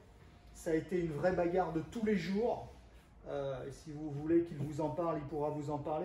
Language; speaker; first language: French; native; French